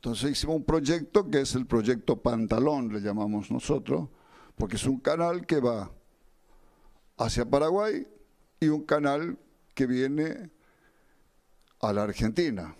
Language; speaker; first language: Spanish; native; Spanish